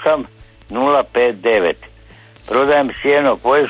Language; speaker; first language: Croatian; native; Croatian